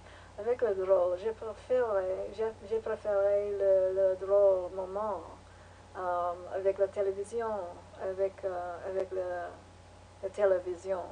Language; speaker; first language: French; non-native, learner; English